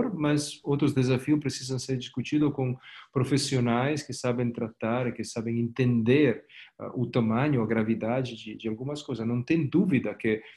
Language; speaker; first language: Portuguese; non-native, fluent; Italian